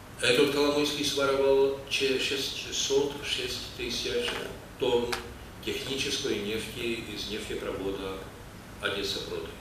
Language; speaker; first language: Russian; non-native, fluent; Czech